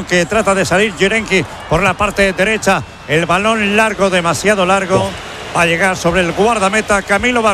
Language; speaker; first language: Spanish; native; Spanish